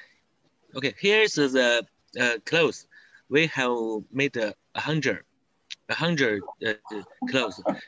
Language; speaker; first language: English; non-native, learner; Chinese